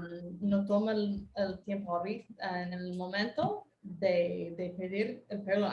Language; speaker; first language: Spanish; non-native, fluent; English